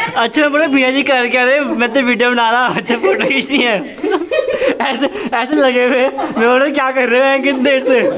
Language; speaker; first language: Hindi; non-native, local second language; Nepali